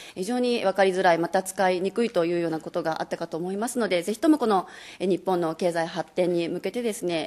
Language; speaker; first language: Japanese; native; Japanese